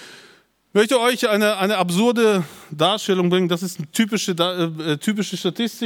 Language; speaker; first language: German; native; German